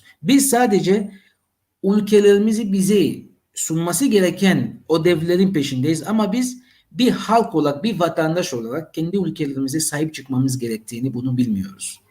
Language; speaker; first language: Turkish; non-native, fluent; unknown